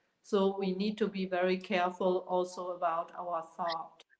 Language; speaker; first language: English; non-native, fluent; German